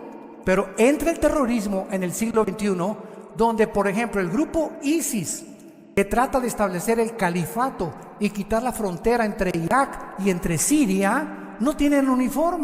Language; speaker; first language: Spanish; native; Spanish